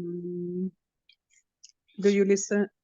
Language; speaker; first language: English; non-native, learner; Urdu